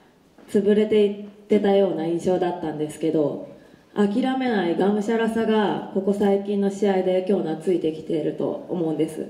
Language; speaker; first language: Japanese; native; Japanese